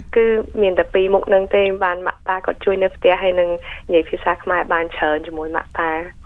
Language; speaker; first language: Khmer; early bilingual, heritage; Khmer